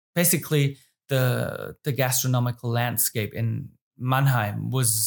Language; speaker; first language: English; non-native, fluent; German